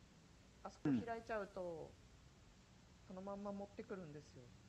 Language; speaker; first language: Japanese; native; Japanese